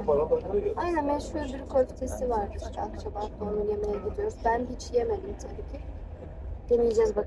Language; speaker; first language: Turkish; non-native, fluent; Kyrgyz